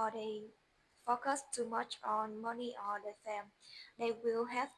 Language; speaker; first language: English; non-native, learner; Vietnamese